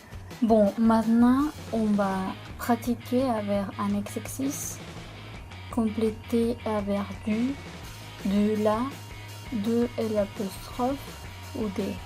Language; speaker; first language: French; non-native, fluent; Spanish